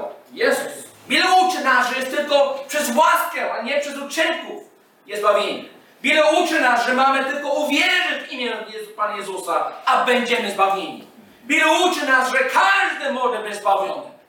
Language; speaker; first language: Polish; non-native, fluent; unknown